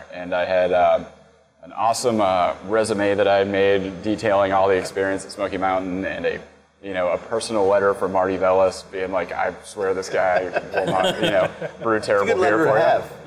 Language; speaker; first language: English; native; English